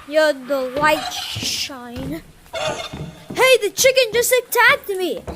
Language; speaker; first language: English; native; English